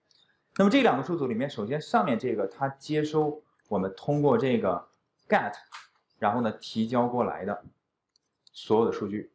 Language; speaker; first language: Chinese; native; Chinese